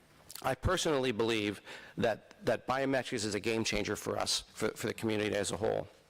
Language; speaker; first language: English; native; English